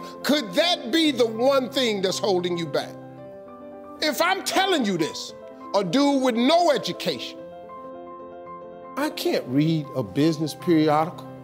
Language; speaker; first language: English; native; English